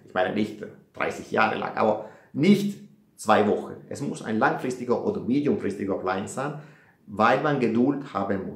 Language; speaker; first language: German; non-native, fluent; Italian